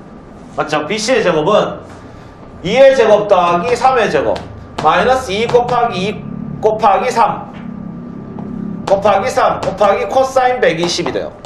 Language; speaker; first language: Korean; native; Korean